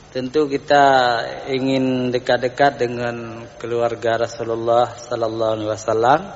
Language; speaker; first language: Indonesian; non-native, local second language; Achinese